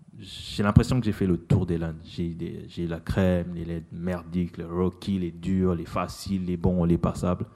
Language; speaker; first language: French; non-native, local second language; Lingala